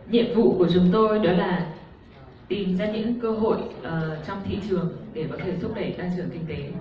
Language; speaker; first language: Vietnamese; native; Vietnamese